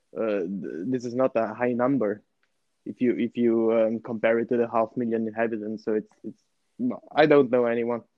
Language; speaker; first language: English; non-native, fluent; Italian